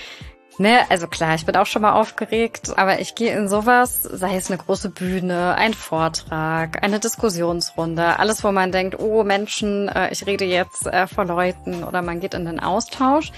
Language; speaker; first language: German; native; German